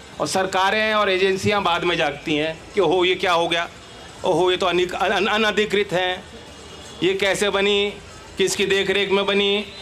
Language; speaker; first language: Hindi; native; Hindi